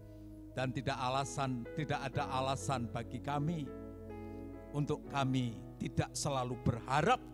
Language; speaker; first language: Indonesian; native; Indonesian